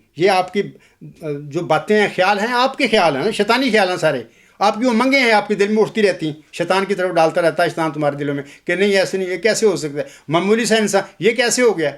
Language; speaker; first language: Urdu; non-native, local second language; Punjabi